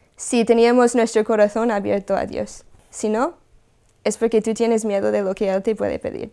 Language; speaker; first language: Spanish; non-native, fluent; English